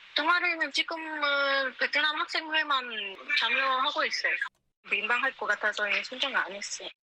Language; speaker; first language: Korean; non-native, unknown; Vietnamese